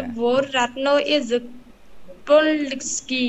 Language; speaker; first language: Russian; non-native, learner; Vietnamese